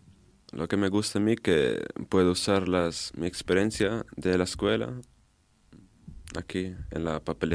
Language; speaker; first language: Spanish; non-native, learner; German